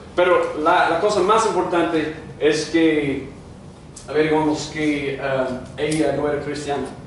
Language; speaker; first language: Spanish; non-native, fluent; English